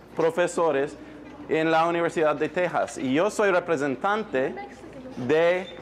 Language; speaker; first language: Spanish; non-native, fluent; English